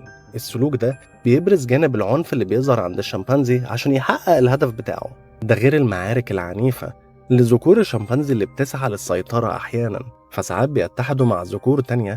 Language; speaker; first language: Arabic; native; Arabic